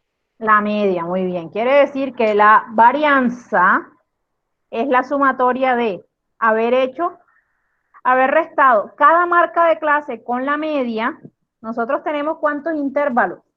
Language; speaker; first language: Spanish; native; Spanish